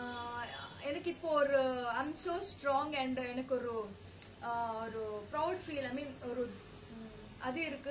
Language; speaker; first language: Tamil; non-native, learner; Telugu